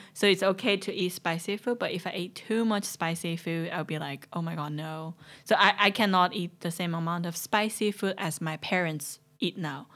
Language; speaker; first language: English; non-native, fluent; Chinese